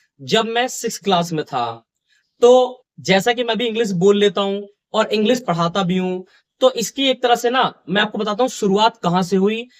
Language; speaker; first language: Hindi; native; Hindi